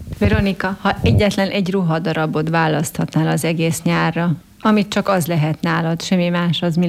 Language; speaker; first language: Hungarian; native; Hungarian